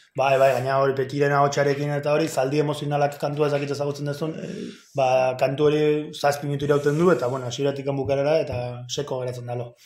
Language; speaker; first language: Basque; non-native, local second language; Spanish